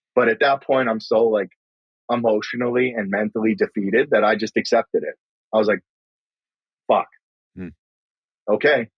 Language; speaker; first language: English; native; English